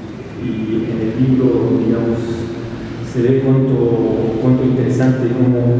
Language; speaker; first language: Spanish; non-native, fluent; French